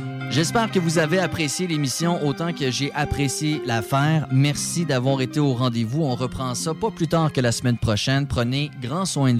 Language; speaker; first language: French; native; French